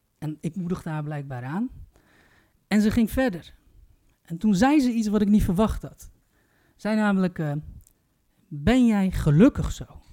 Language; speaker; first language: Dutch; early bilingual, other home language; Turkish